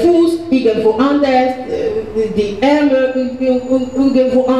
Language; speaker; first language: German; non-native, learner; French